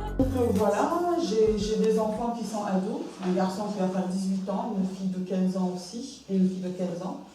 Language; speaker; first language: French; early bilingual, other home language; Arabic